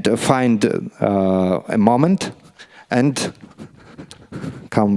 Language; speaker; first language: English; non-native, learner; Russian